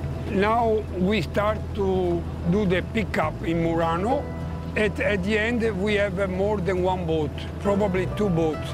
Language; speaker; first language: English; non-native, learner; Italian